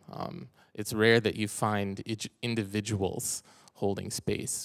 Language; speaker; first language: English; native; English